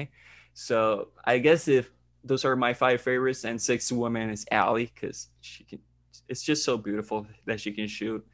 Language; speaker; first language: English; non-native, fluent; Spanish